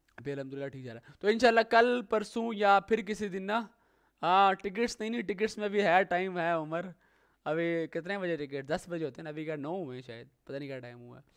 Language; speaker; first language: Urdu; native; Urdu